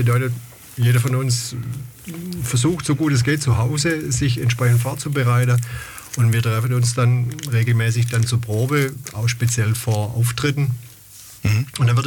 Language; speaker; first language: German; native; German